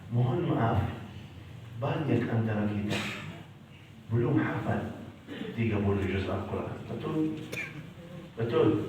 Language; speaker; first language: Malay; non-native, fluent; Arabic